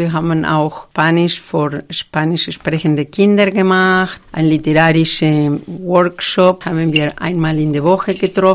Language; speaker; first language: German; non-native, fluent; Spanish